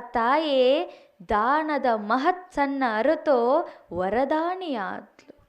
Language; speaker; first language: Kannada; native; Kannada